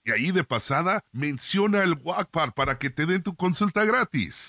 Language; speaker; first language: Spanish; early bilingual, heritage; Spanish